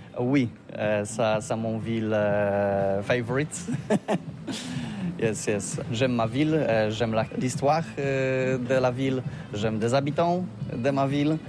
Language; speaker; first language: French; non-native, learner; Polish